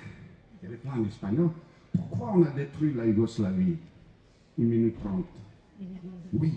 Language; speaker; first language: French; non-native, fluent; Croatian